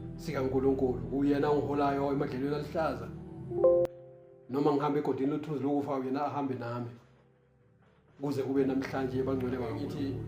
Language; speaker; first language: Zulu; non-native, local second language; Xhosa